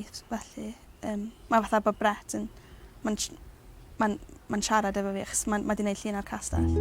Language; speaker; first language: Welsh; native; Welsh